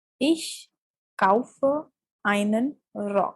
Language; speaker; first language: German; non-native, fluent; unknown